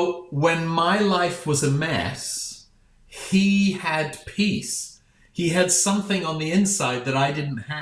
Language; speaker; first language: English; native; English